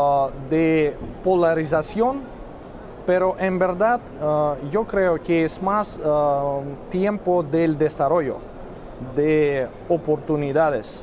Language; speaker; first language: Spanish; non-native, fluent; Russian